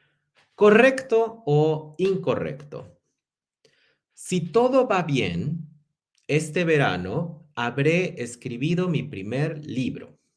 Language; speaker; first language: Spanish; non-native, fluent; English